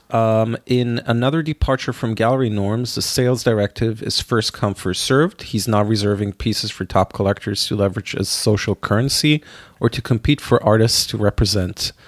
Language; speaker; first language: English; non-native, fluent; Hebrew